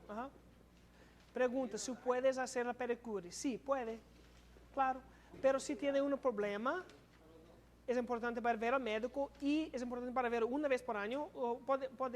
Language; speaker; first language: Spanish; non-native, learner; English